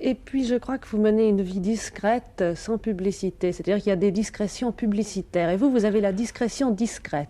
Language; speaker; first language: French; native; French